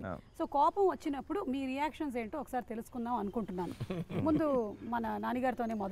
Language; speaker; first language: Telugu; native; Telugu